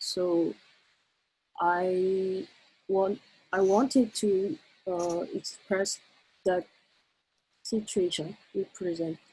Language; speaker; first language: English; non-native, learner; Korean